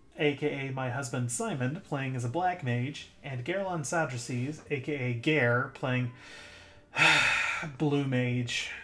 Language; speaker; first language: English; native; English